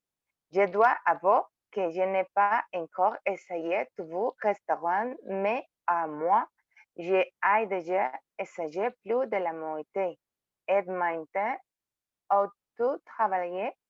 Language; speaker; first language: French; non-native, learner; Spanish